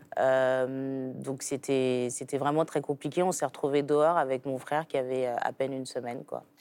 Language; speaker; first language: French; early bilingual, other home language; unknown